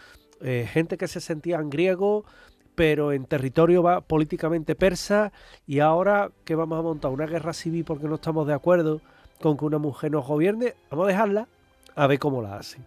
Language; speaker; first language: Spanish; native; Spanish